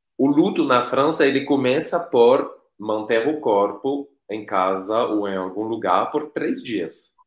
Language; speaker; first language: Portuguese; non-native, fluent; French